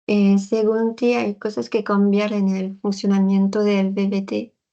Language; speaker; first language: Spanish; non-native, fluent; French